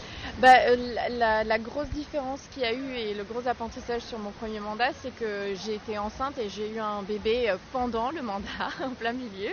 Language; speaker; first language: French; native; French